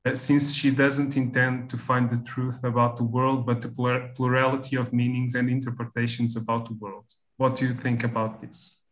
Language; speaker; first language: English; non-native, fluent; Portuguese